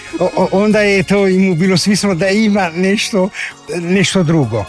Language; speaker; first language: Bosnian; early bilingual, heritage; Croatian